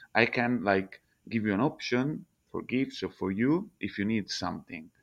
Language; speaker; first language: English; non-native, fluent; Italian